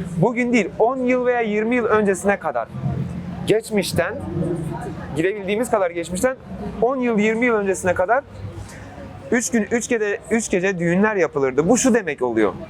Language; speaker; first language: Turkish; non-native, local second language; Kurdish